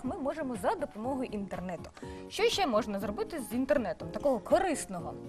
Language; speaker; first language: Ukrainian; native; Ukrainian